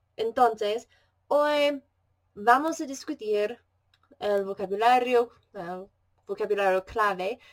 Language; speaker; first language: Spanish; non-native, fluent; English